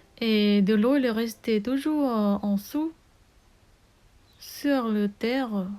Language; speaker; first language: French; non-native, learner; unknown